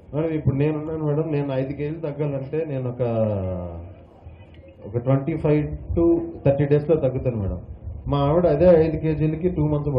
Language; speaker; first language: Telugu; native; Telugu